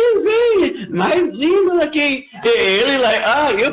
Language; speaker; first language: Portuguese; non-native, learner; English